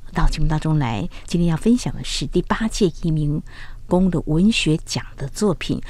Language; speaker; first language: Chinese; native; Chinese